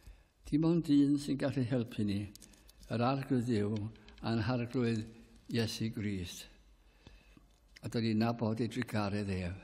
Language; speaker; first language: Welsh; native; Welsh